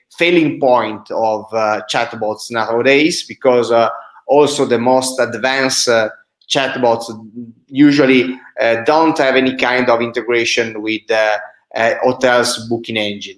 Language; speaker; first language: English; non-native, fluent; Italian